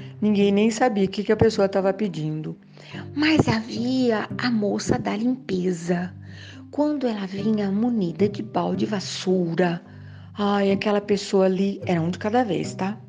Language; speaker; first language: Portuguese; native; Portuguese